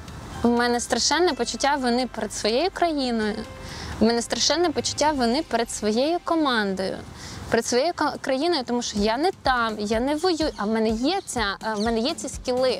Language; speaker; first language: Ukrainian; native; Ukrainian